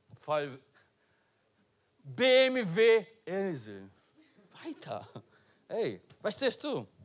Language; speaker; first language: German; non-native, learner; Portuguese